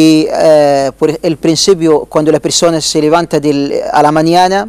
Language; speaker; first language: Spanish; non-native, learner; Arabic